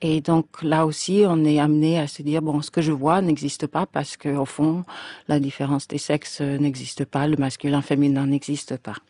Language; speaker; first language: French; non-native, fluent; English